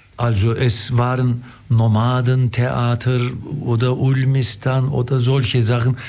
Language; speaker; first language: German; non-native, fluent; Turkish